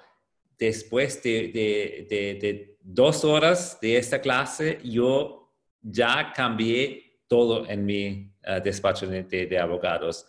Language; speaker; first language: Spanish; non-native, fluent; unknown